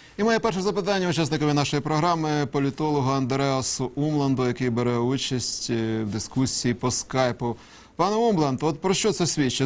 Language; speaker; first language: Ukrainian; native; Ukrainian